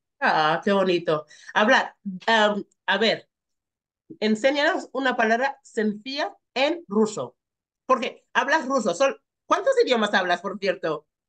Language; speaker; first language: Spanish; non-native, fluent; English